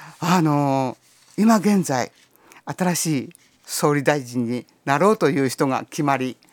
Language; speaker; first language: Japanese; native; Japanese